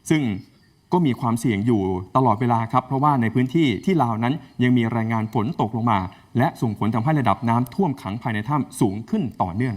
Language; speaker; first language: Thai; native; Thai